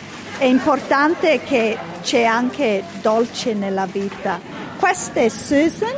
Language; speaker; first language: Italian; early bilingual, heritage; Italian